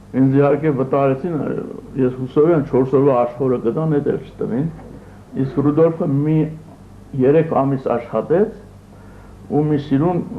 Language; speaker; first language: Armenian; early bilingual, other home language; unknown